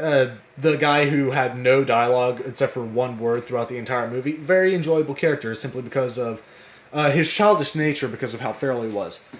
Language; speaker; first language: English; native; English